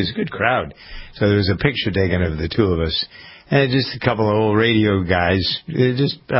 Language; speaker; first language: English; native; English